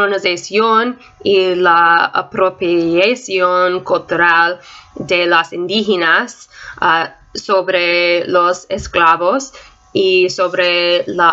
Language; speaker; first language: Spanish; non-native, learner; English